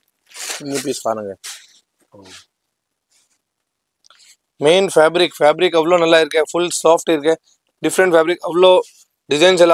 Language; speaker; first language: Tamil; non-native, local second language; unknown